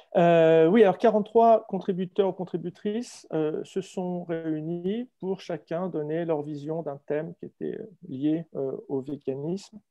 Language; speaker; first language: French; native; French